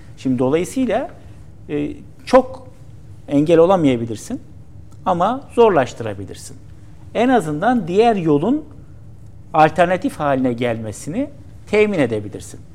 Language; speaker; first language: Turkish; native; Turkish